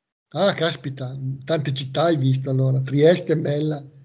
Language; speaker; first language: Italian; native; Italian